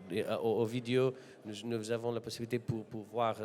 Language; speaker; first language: French; non-native, learner; Portuguese